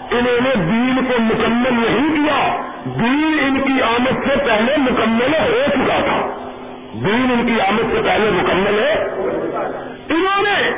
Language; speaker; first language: Urdu; non-native, local second language; Punjabi